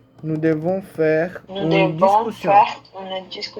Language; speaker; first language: French; non-native, learner; Portuguese